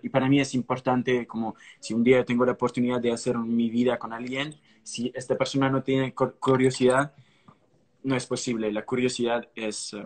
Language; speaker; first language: Spanish; non-native, fluent; French